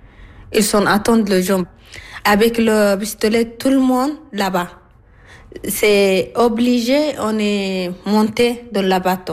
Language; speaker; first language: French; non-native, learner; Arabic